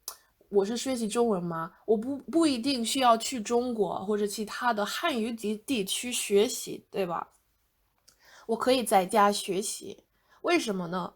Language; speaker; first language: Chinese; non-native, fluent; English